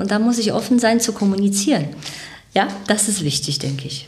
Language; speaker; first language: German; native; German